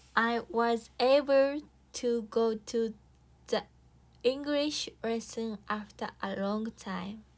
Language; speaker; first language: English; non-native, learner; Japanese